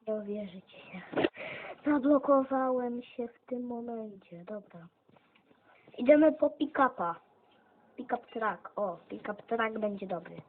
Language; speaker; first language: Polish; native; Polish